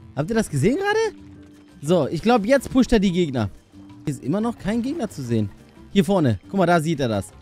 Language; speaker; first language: German; early bilingual, other home language; Albanian